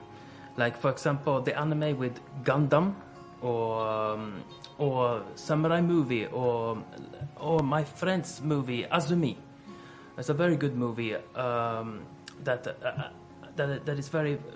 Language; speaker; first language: English; non-native, fluent; Swedish